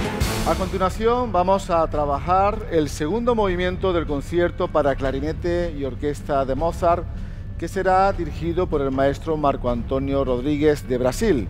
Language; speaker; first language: Spanish; native; Spanish